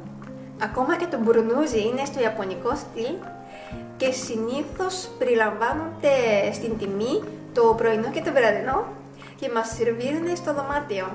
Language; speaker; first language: Greek; non-native, fluent; Japanese